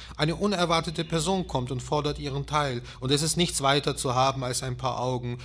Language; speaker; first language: German; early bilingual, other home language; Turkish